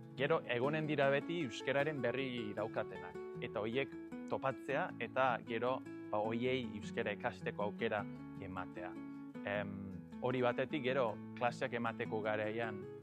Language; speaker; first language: Basque; non-native, fluent; English